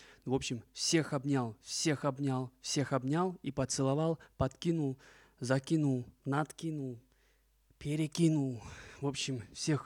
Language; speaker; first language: Russian; native; Russian